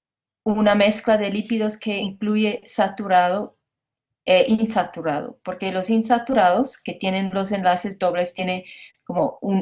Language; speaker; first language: Spanish; non-native, fluent; English